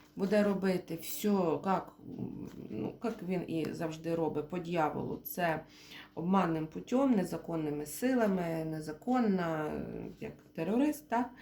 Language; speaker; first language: Ukrainian; non-native, local second language; Russian